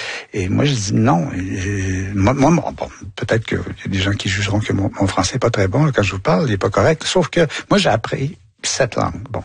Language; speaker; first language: French; native; French